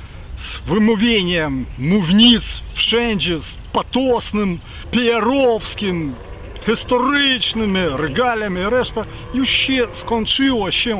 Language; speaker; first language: Polish; non-native, fluent; Ukrainian